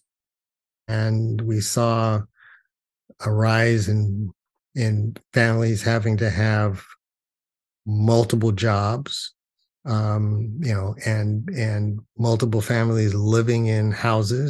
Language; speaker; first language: English; native; English